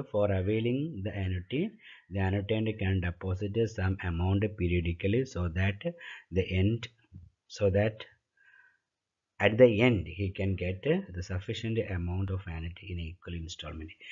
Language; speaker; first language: English; non-native, local second language; Malayalam